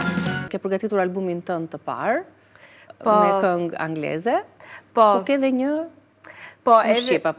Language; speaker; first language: Albanian; native; Albanian